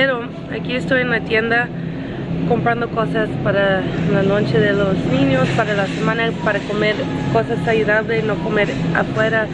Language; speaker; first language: Spanish; early bilingual, heritage; English